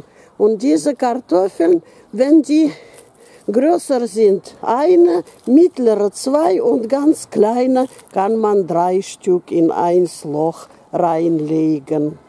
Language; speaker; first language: German; non-native, fluent; Russian